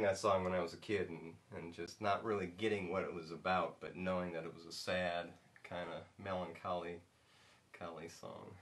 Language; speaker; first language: English; native; English